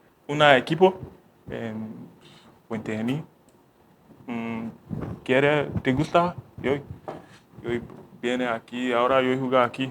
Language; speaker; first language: Spanish; non-native, learner; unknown